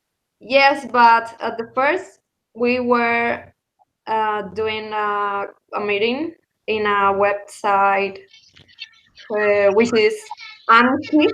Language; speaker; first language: English; non-native, learner; Spanish